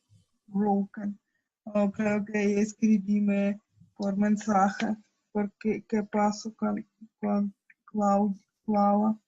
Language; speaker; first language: Spanish; non-native, learner; Russian